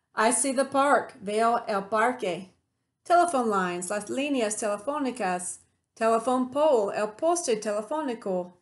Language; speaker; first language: Spanish; non-native, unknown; English